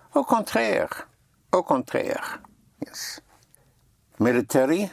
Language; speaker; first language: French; non-native, fluent; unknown